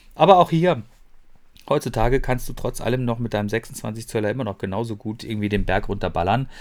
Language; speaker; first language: German; native; German